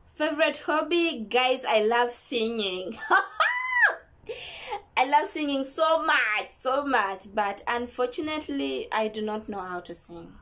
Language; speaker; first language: English; non-native, local second language; Ganda